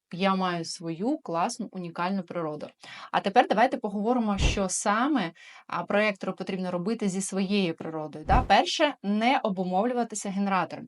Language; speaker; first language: Ukrainian; non-native, local second language; Russian